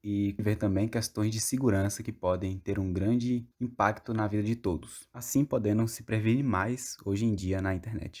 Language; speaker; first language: Portuguese; native; Portuguese